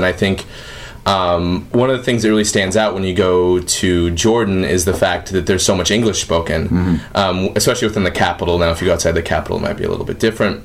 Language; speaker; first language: English; native; English